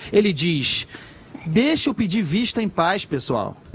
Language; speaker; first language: Portuguese; native; Portuguese